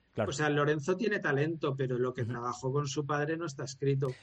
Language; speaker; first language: Spanish; native; Spanish